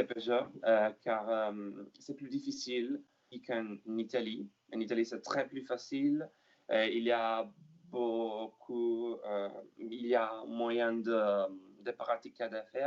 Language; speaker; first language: French; non-native, learner; Italian